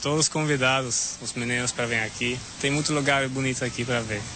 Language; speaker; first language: Portuguese; non-native, fluent; Swedish